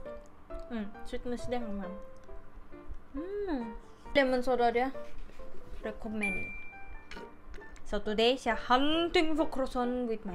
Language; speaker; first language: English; non-native, local second language; Malay